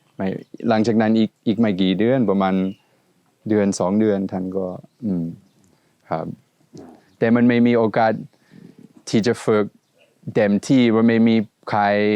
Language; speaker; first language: Thai; non-native, fluent; Swedish